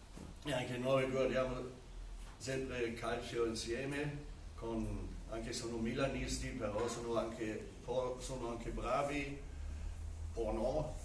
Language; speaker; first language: Italian; non-native, fluent; German